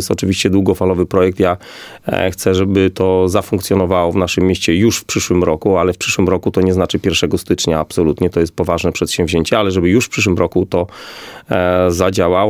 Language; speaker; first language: Polish; native; Polish